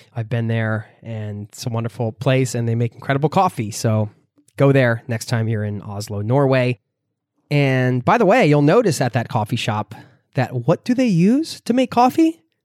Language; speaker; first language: English; native; English